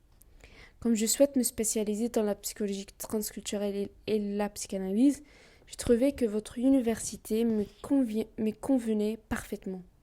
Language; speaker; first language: French; non-native, learner; Arabic